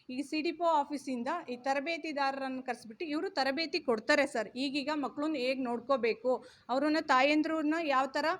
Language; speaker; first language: Kannada; native; Kannada